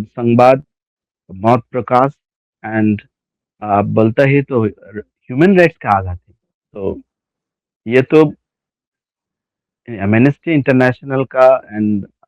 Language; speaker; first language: Hindi; non-native, learner; Bangla